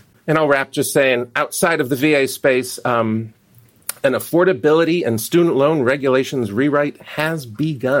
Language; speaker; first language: English; native; English